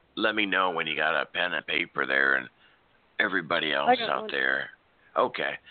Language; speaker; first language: English; native; English